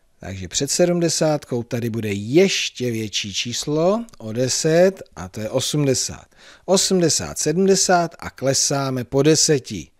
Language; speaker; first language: Czech; native; Czech